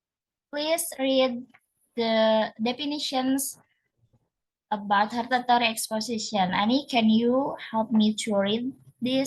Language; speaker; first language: English; non-native, learner; Indonesian